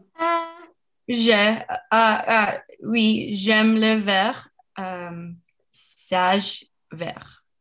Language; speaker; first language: French; non-native, learner; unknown